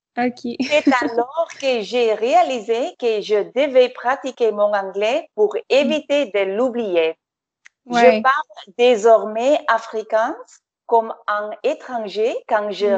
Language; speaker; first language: French; non-native, fluent; English